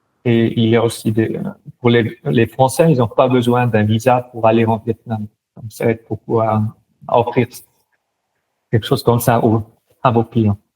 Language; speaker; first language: French; non-native, local second language; German